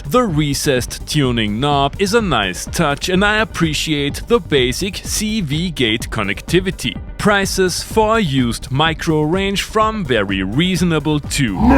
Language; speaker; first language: English; non-native, fluent; German